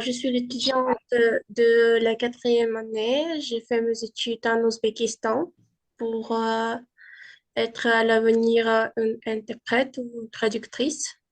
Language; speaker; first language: French; non-native, fluent; Uzbek